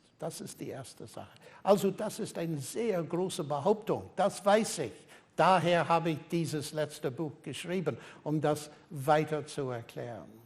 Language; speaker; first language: German; non-native, fluent; English